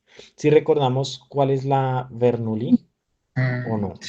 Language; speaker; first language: Spanish; native; Spanish